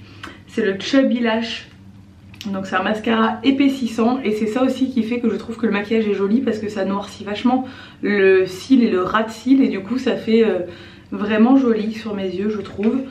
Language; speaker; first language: French; native; French